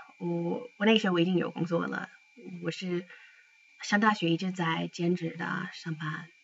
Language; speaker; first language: Chinese; non-native, fluent; English